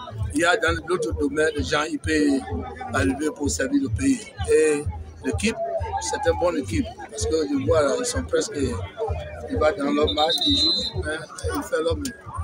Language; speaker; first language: French; non-native, fluent; English